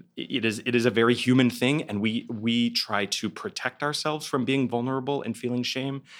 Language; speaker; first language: English; native; English